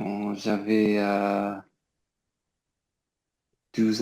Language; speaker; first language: French; non-native, learner; English